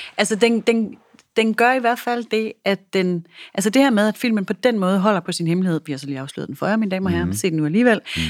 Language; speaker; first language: Danish; native; Danish